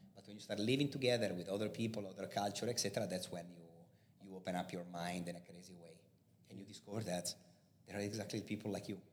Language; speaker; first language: English; non-native, fluent; Italian